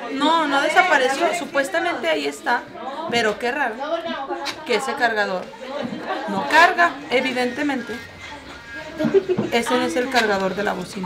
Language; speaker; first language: Spanish; native; Spanish